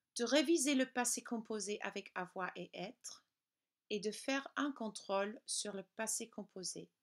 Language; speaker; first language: French; non-native, fluent; English